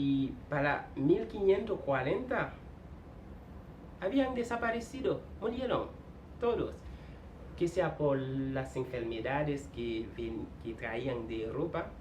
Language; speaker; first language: Spanish; non-native, fluent; Haitian Creole